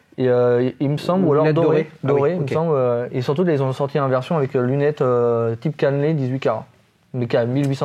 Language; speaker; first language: French; native; French